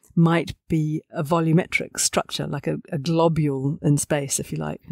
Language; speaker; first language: English; native; English